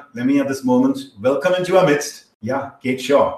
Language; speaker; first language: English; non-native, local second language; Hindi